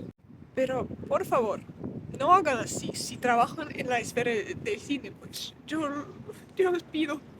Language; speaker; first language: Spanish; non-native, fluent; Russian